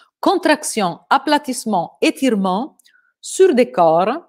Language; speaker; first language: French; non-native, fluent; Italian